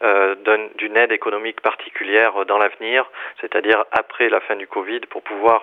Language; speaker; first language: French; native; French